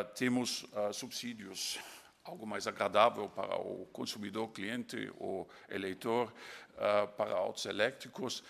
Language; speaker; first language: Portuguese; non-native, fluent; German